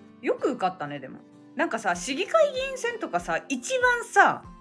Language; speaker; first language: Japanese; native; Japanese